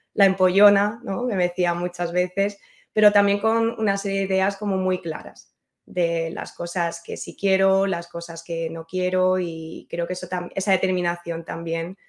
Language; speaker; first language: Spanish; native; Spanish